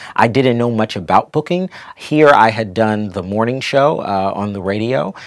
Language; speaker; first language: English; native; English